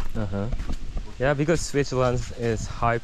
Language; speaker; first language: English; non-native, learner; Korean